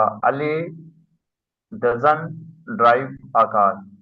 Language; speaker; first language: English; non-native, learner; Urdu